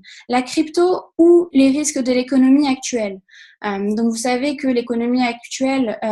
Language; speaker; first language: French; native; French